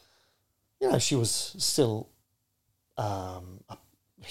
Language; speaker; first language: English; native; English